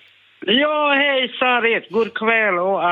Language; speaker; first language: Swedish; non-native, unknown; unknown